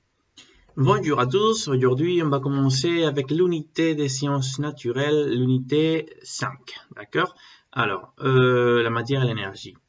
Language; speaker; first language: French; non-native, learner; Spanish